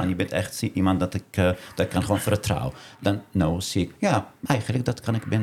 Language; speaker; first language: Dutch; non-native, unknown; Arabic